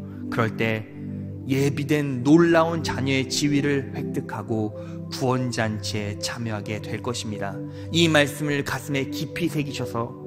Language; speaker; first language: Korean; native; Korean